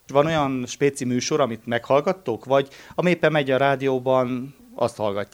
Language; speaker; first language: Hungarian; native; Hungarian